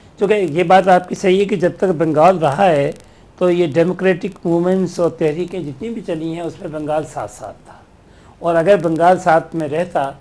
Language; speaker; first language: Urdu; native; Urdu